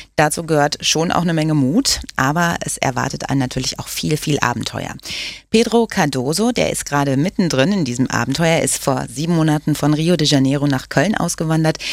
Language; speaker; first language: German; native; German